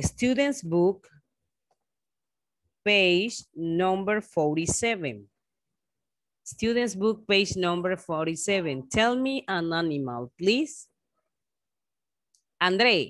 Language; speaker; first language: English; non-native, fluent; Spanish